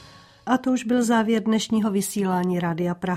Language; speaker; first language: Czech; native; Czech